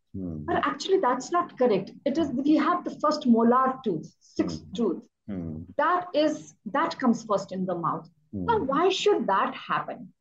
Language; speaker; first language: English; non-native, local second language; Hindi